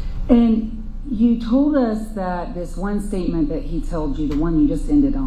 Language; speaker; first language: English; native; English